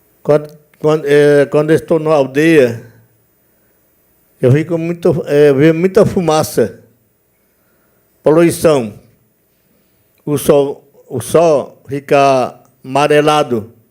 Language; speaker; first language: Portuguese; non-native, local second language; Yanomámi